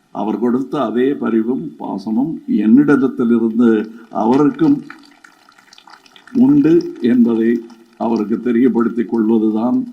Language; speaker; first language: Tamil; native; Tamil